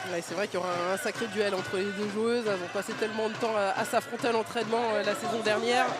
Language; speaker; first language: French; native; French